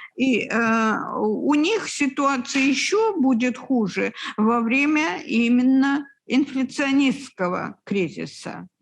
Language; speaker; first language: Russian; native; Russian